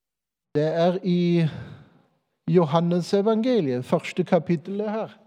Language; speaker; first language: Norwegian; non-native, fluent; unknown